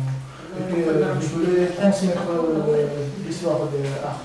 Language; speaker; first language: French; non-native, learner; Korean